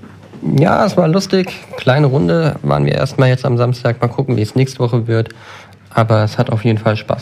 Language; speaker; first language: German; native; German